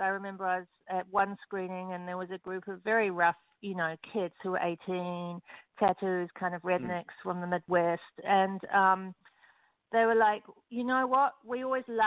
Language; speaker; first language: English; native; English